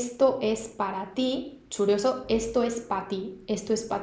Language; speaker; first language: Spanish; non-native, fluent; Korean